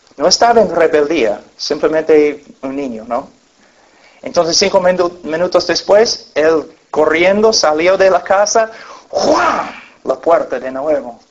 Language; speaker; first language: Spanish; non-native, fluent; English